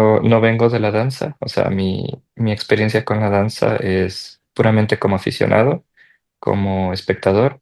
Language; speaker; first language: Spanish; native; Spanish